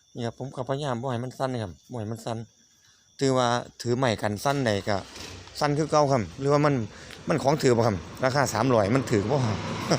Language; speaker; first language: Thai; native; Thai